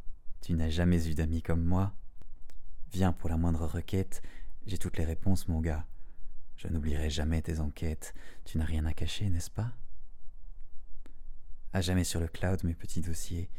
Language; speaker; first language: French; native; French